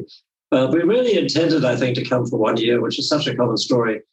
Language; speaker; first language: English; native; English